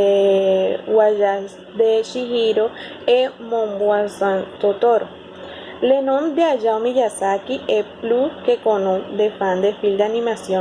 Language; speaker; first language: French; non-native, learner; Spanish